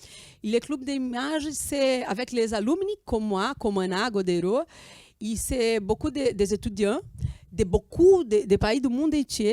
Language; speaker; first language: French; non-native, fluent; Portuguese